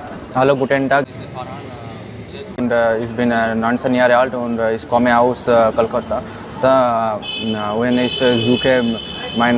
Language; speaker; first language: German; non-native, learner; Bangla